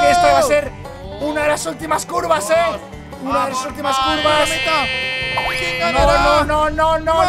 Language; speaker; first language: Spanish; native; Spanish